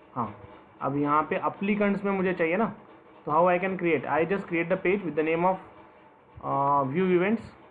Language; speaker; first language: Hindi; non-native, local second language; Marathi